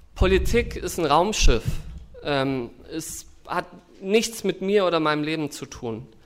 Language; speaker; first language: German; native; German